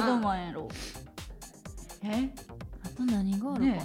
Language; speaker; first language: Japanese; native; Japanese